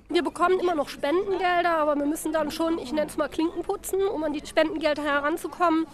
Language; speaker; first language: German; native; German